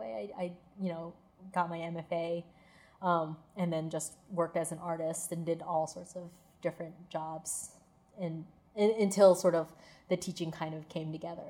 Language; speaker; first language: English; native; English